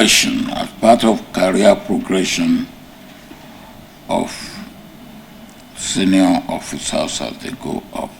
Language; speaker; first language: English; non-native, local second language; Yoruba